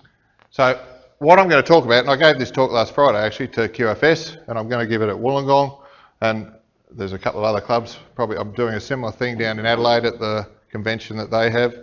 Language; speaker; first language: English; native; English